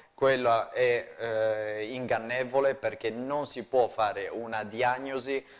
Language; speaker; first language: Italian; native; Italian